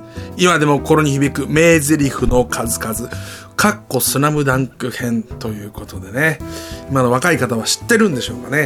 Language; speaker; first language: Japanese; native; Japanese